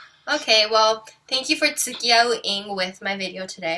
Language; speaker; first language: English; early bilingual, heritage; English